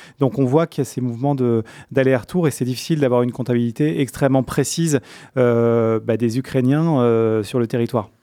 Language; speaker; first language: French; native; French